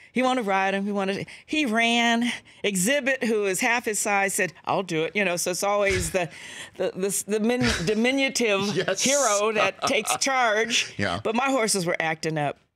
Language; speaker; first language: English; native; English